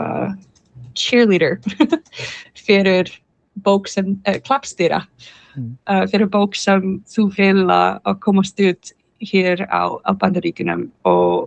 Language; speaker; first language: Icelandic; non-native, learner; English